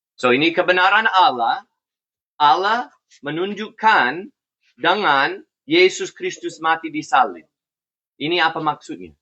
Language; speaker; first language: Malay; non-native, fluent; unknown